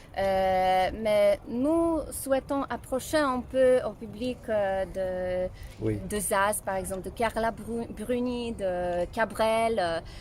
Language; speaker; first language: French; non-native, fluent; Polish